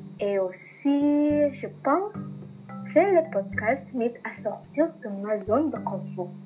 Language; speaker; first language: French; non-native, learner; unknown